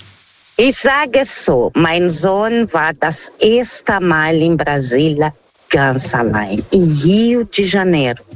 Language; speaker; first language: German; non-native, fluent; Portuguese